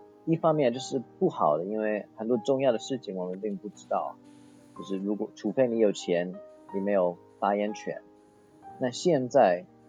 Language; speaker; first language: Chinese; non-native, fluent; English